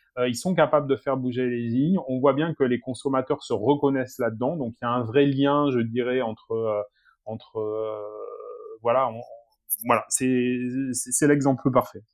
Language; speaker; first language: French; native; French